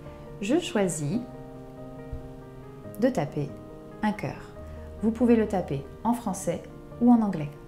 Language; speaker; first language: French; native; French